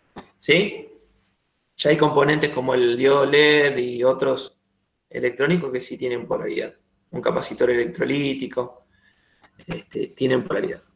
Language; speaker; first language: Spanish; native; Spanish